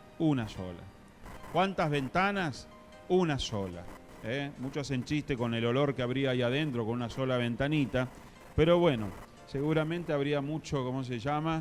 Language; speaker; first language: Spanish; native; Spanish